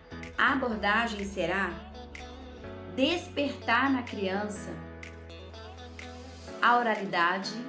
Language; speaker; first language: Portuguese; native; Portuguese